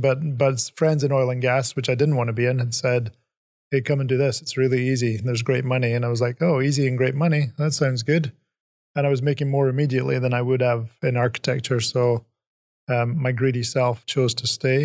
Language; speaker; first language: English; native; English